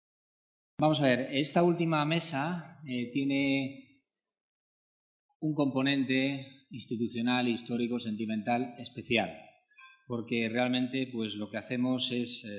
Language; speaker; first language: Spanish; native; Spanish